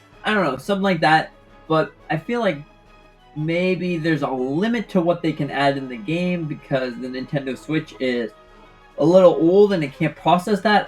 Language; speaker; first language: English; native; English